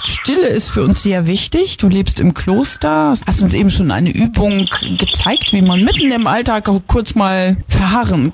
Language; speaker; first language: German; native; German